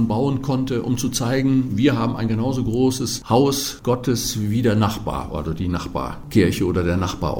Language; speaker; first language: German; native; German